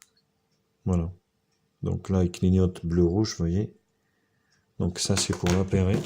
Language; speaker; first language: French; native; French